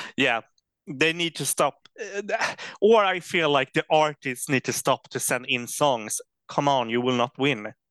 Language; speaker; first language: English; non-native, fluent; Swedish